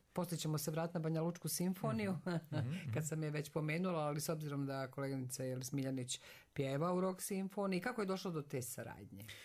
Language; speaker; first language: Serbian; native; Serbian